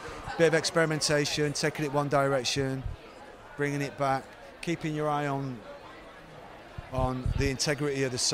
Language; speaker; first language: English; native; English